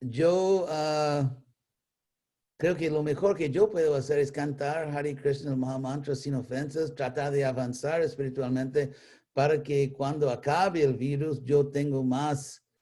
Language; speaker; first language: Spanish; non-native, fluent; English